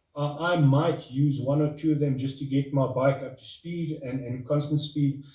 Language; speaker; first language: English; non-native, local second language; Afrikaans